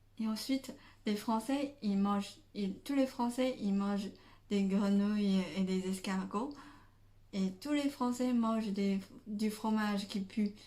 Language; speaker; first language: French; non-native, fluent; Chinese